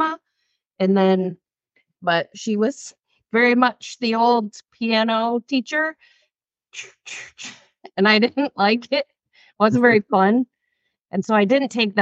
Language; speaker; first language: English; native; English